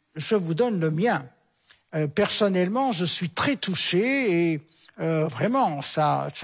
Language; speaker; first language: French; native; French